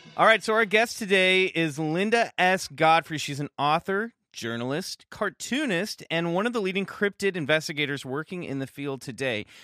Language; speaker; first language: English; native; English